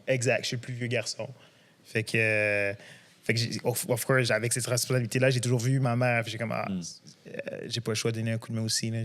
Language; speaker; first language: French; early bilingual, other home language; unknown